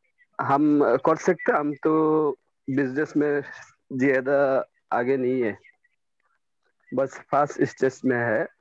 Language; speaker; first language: Hindi; non-native, learner; Bangla